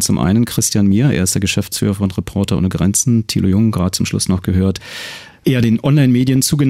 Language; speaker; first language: German; native; German